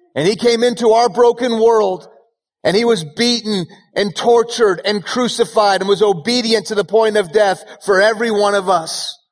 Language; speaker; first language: English; early bilingual, other home language; Persian